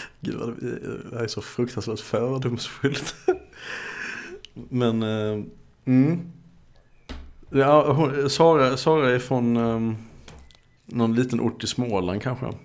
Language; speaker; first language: Swedish; native; Swedish